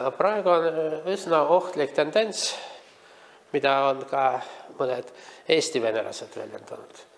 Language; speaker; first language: Estonian; non-native, local second language; Russian